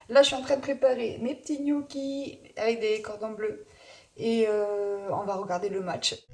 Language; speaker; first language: French; native; French